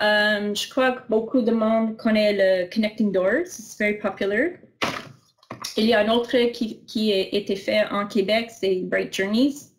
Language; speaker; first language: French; non-native, local second language; English